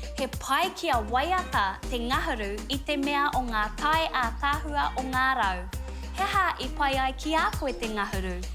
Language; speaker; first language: Māori; native; Māori